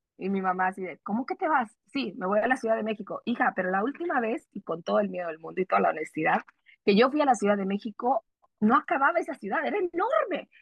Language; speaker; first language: Spanish; early bilingual, heritage; Spanish